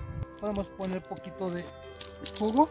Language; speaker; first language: Spanish; non-native, learner; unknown